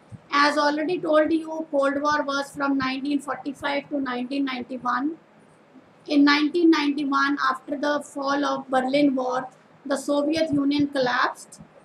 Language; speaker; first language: English; non-native, local second language; Punjabi